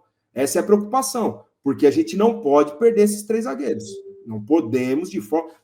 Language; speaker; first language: Portuguese; native; Portuguese